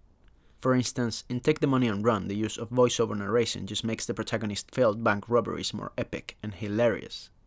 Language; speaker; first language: English; non-native, fluent; Spanish